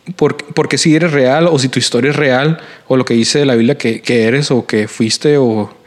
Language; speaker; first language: Spanish; native; Spanish